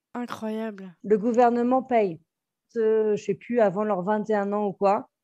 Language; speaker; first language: French; native; French